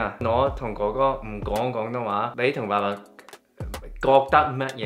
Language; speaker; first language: Cantonese; early bilingual, heritage; English